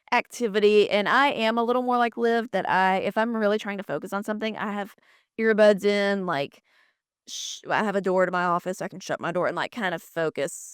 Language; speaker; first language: English; native; English